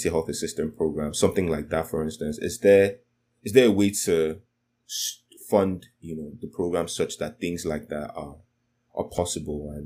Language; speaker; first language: English; non-native, local second language; Yoruba